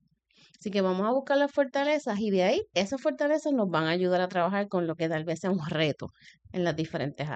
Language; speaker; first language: Spanish; native; Spanish